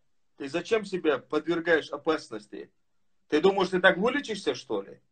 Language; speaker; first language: Russian; non-native, fluent; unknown